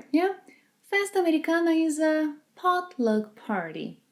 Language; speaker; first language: English; non-native, fluent; Portuguese